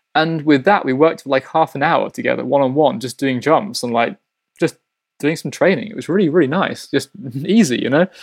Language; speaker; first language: English; native; English